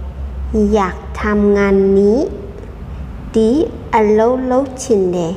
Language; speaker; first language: Thai; non-native, fluent; Burmese